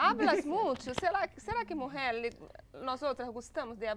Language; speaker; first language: Spanish; non-native, learner; Portuguese